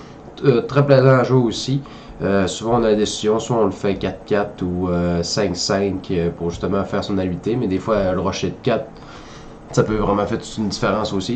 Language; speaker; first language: French; native; French